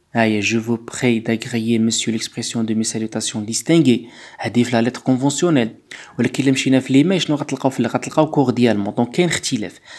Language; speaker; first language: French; non-native, local second language; Arabic